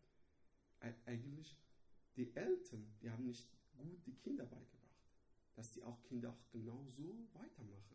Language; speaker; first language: German; non-native, learner; Persian